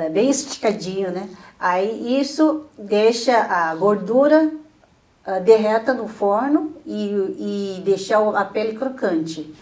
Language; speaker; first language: Portuguese; non-native, fluent; Chinese